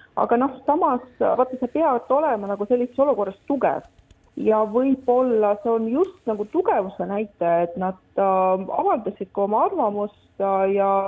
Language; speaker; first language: Estonian; non-native, local second language; Russian